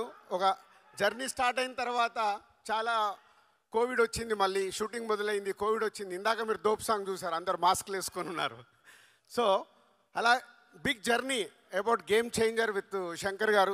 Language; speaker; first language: Telugu; native; Telugu